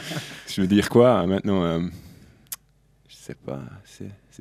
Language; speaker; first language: French; non-native, local second language; German